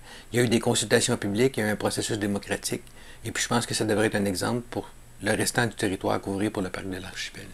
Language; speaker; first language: French; native; French